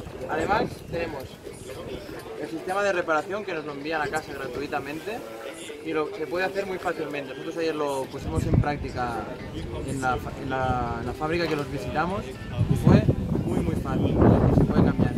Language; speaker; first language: Spanish; native; Spanish